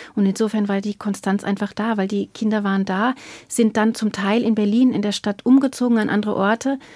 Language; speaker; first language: German; native; German